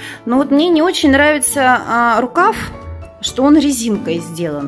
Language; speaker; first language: Russian; native; Russian